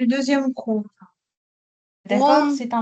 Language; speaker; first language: French; non-native, local second language; Arabic